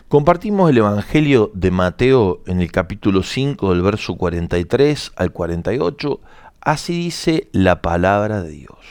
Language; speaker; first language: Spanish; native; Spanish